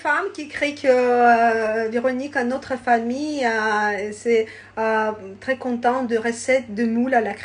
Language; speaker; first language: French; non-native, learner; Russian